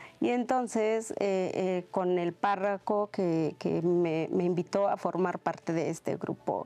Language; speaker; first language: Spanish; non-native, local second language; Mixtepec Mixtec